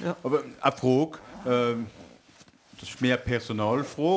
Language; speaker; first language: German; non-native, learner; French